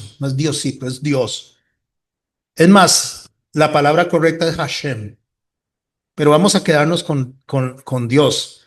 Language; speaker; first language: Spanish; native; Spanish